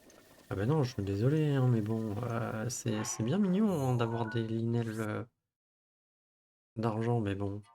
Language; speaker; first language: French; native; French